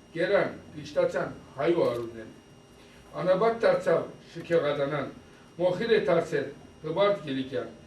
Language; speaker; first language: Armenian; native; Armenian